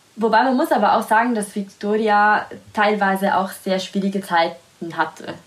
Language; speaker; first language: German; non-native, fluent; Italian